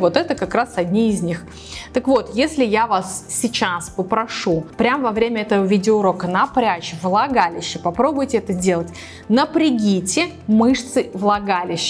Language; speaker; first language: Russian; native; Russian